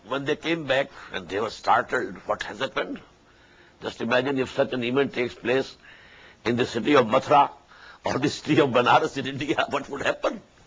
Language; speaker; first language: English; non-native, local second language; Urdu